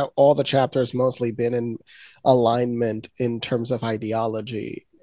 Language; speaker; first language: English; non-native, local second language; Spanish